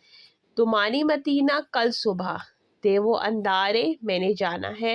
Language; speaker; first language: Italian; non-native, fluent; Urdu